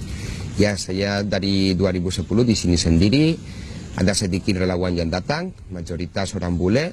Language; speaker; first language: Indonesian; non-native, fluent; Spanish